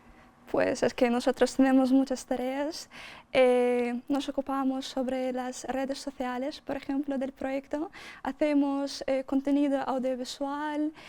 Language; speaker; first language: Spanish; non-native, fluent; Russian